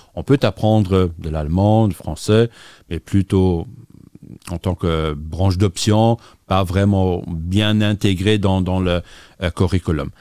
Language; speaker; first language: French; native; French